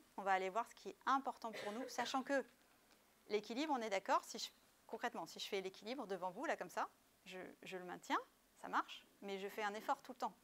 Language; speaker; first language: French; native; French